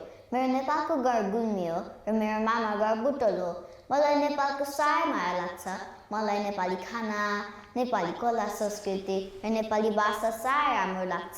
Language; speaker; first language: Nepali; early bilingual, heritage; Nepali